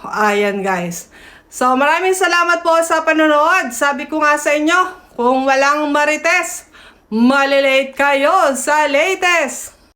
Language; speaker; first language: Filipino; native; Filipino